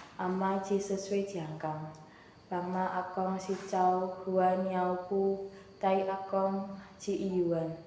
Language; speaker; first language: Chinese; non-native, learner; Indonesian